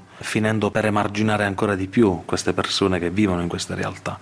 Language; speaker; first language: Italian; native; Italian